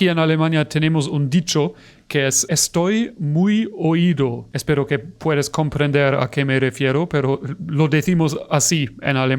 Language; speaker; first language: Spanish; non-native, fluent; German